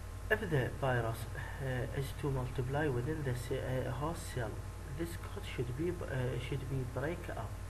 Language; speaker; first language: English; non-native, fluent; Arabic